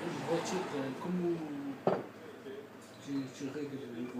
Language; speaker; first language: French; non-native, learner; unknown